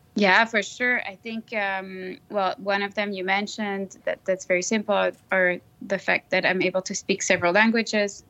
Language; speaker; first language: English; non-native, fluent; French